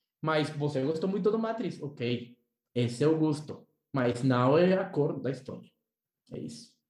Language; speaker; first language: Portuguese; non-native, learner; Spanish